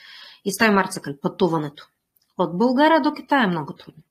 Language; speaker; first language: Bulgarian; non-native, fluent; Russian